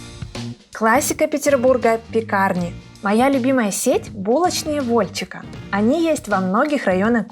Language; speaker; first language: Russian; native; Russian